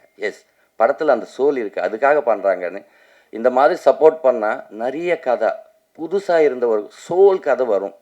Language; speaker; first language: Tamil; non-native, learner; Telugu